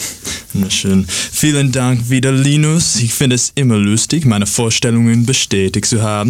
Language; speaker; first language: German; non-native, learner; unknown